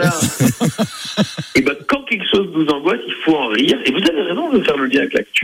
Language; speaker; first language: French; native; French